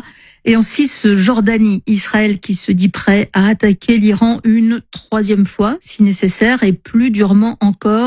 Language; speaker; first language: French; native; French